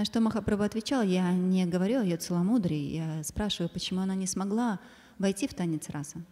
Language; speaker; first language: Russian; native; Russian